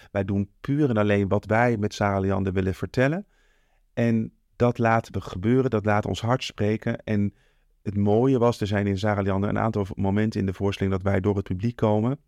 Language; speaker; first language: Dutch; native; Dutch